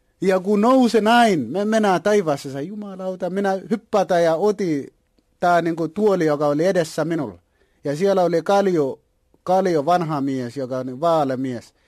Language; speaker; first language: Finnish; non-native, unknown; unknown